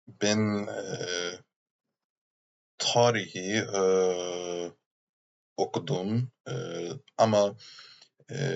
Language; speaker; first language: Turkish; non-native, learner; English